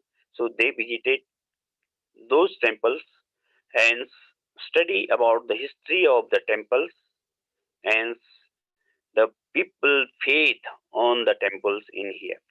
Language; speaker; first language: English; non-native, learner; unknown